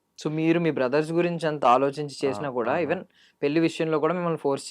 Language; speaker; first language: Telugu; native; Telugu